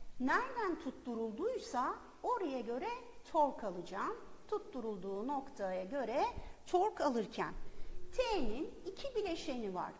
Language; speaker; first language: Turkish; native; Turkish